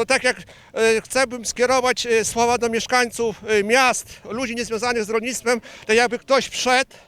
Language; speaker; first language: Polish; native; Polish